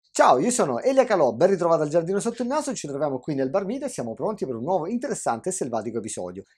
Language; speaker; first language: Italian; native; Italian